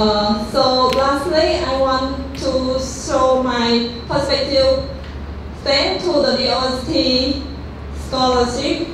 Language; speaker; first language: English; non-native, learner; Khmer